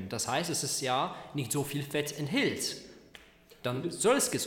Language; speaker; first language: German; non-native, learner; Czech